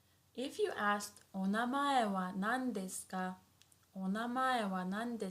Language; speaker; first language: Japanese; non-native, fluent; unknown